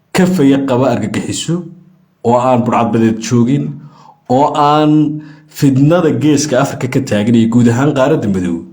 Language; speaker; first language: Somali; native; Somali